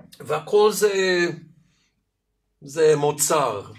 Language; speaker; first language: Hebrew; non-native, fluent; Russian